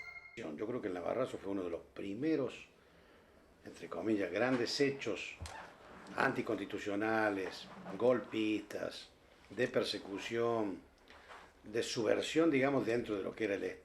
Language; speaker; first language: Spanish; native; Spanish